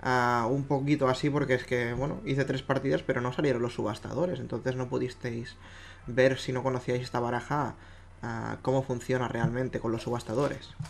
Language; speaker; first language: Spanish; native; Spanish